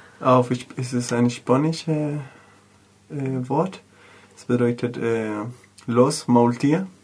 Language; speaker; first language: German; non-native, learner; Spanish